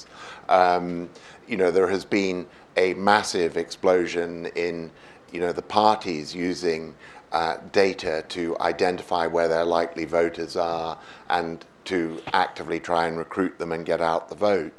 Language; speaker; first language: English; native; English